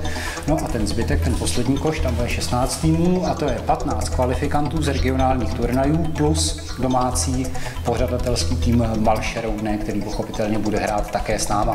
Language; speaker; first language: Czech; native; Czech